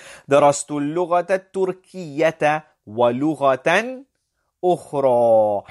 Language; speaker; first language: Arabic; non-native, fluent; English